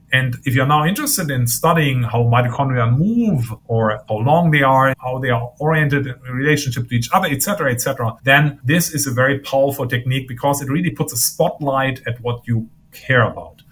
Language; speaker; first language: English; non-native, fluent; German